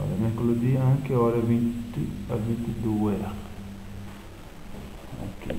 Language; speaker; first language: Italian; non-native, learner; Portuguese